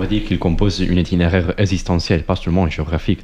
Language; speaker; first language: French; non-native, fluent; Italian